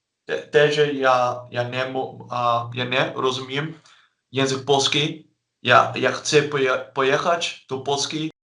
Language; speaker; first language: Polish; non-native, learner; Dutch